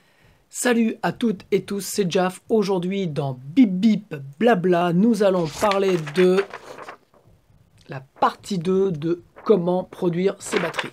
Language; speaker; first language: French; native; French